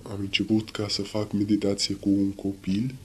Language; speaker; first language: Romanian; non-native, learner; Arabic